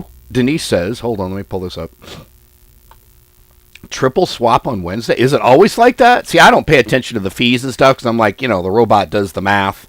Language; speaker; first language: English; native; English